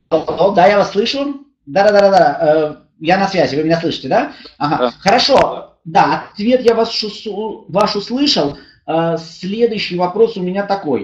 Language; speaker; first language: Russian; native; Russian